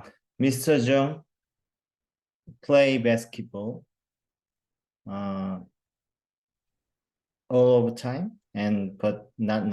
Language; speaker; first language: English; non-native, learner; Korean